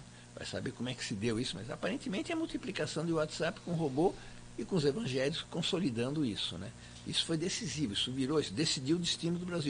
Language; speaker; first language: Portuguese; native; Portuguese